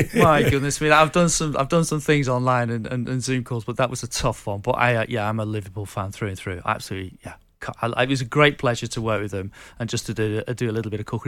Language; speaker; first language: English; native; English